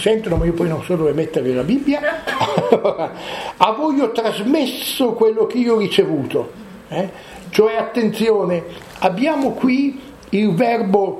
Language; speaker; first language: Italian; native; Italian